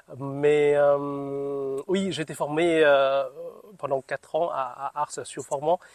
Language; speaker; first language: French; non-native, fluent; Vietnamese